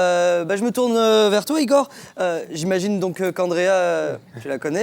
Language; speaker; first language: French; native; French